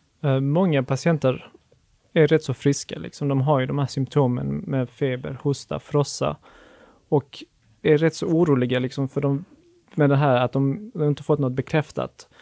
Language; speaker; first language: Swedish; native; Swedish